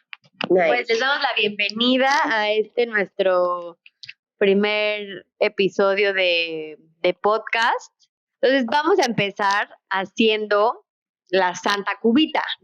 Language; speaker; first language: Spanish; native; Spanish